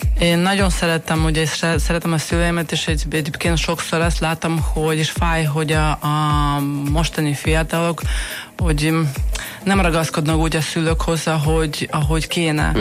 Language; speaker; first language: Hungarian; non-native, fluent; Russian